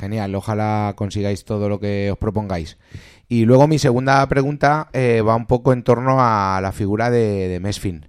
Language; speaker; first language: Spanish; native; Spanish